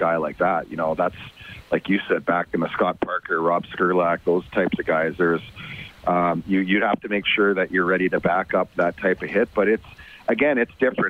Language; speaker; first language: English; native; English